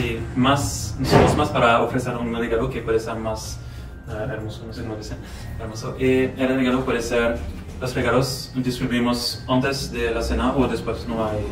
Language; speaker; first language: Spanish; non-native, learner; French